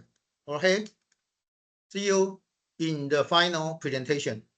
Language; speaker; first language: English; non-native, fluent; Chinese